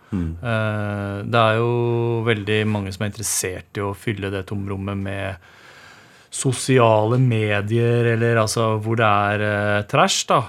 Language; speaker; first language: Norwegian; native; Norwegian